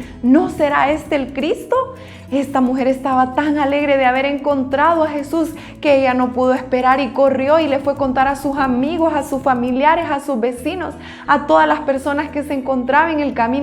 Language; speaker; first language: Spanish; native; Spanish